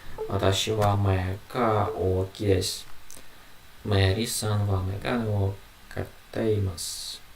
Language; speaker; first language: Japanese; non-native, learner; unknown